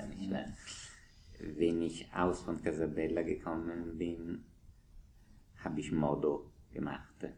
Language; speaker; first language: German; non-native, fluent; Italian